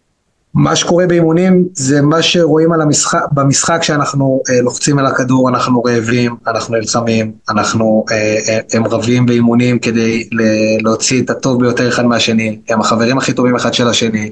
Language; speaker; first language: Hebrew; native; Hebrew